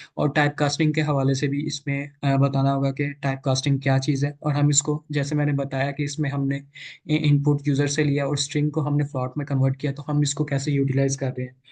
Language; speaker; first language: Urdu; non-native, local second language; Punjabi